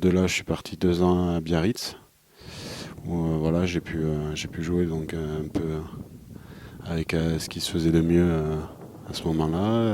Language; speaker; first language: French; native; French